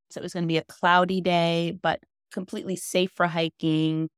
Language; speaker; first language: English; native; English